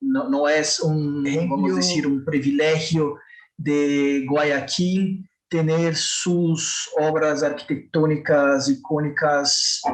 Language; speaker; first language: Spanish; non-native, fluent; Portuguese